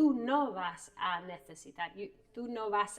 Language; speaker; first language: Spanish; non-native, fluent; English